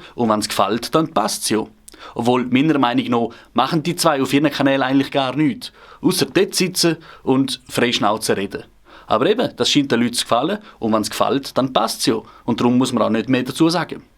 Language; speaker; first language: German; non-native, local second language; Romansh